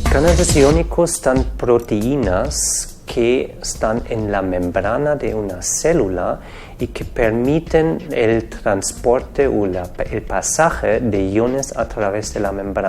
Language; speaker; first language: Spanish; non-native, fluent; German